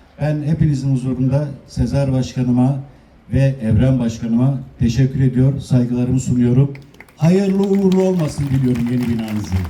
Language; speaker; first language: Turkish; native; Turkish